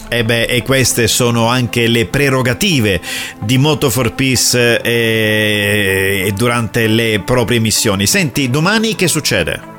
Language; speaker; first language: Italian; native; Italian